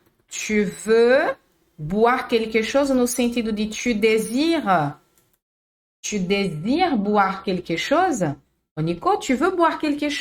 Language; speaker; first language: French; non-native, fluent; Portuguese